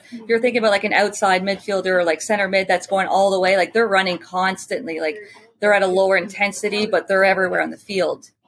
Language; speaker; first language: English; non-native, fluent; French